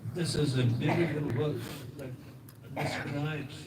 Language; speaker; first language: English; non-native, local second language; Hindi